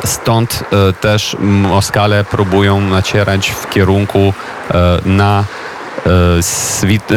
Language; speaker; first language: Polish; non-native, fluent; Ukrainian